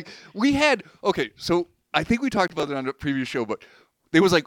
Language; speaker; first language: English; native; English